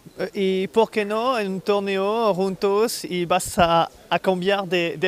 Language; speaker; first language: Spanish; non-native, learner; French